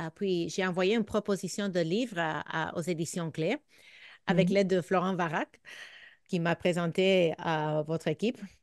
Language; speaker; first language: French; non-native, fluent; English